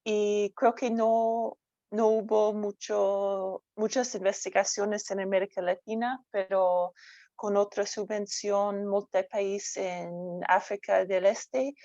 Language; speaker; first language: Spanish; non-native, fluent; English